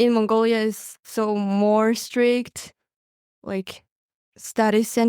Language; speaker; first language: English; non-native, learner; Mongolian